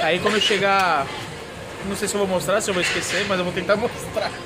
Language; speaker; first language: Portuguese; native; Portuguese